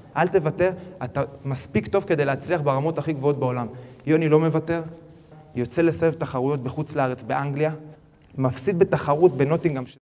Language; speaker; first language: Hebrew; early bilingual, other home language; Spanish